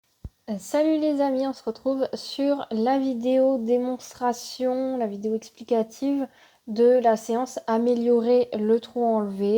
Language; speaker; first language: French; native; French